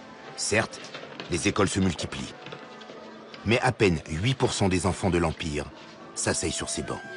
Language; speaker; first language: French; native; French